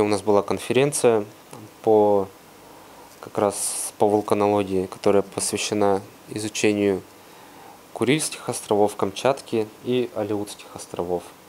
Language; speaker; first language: Russian; native; Russian